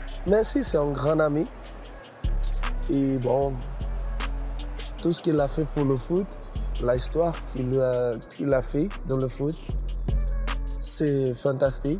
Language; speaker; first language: French; non-native, fluent; Portuguese